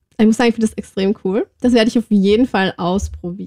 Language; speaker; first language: German; native; German